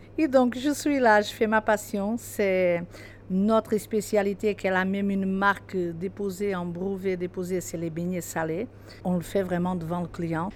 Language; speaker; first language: French; non-native, fluent; Portuguese